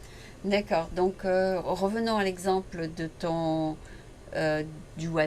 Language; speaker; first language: French; native; French